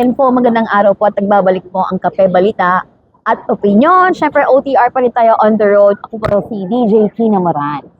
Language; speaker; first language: Filipino; non-native, local second language; Pampanga